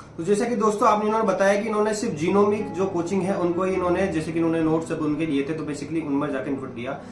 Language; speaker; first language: Hindi; native; Hindi